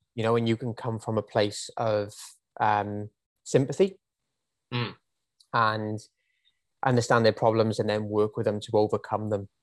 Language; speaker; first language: English; native; English